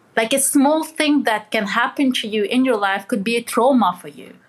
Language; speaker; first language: English; non-native, fluent; Arabic